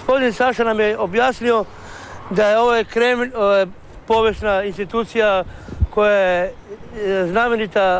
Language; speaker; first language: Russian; non-native, learner; Croatian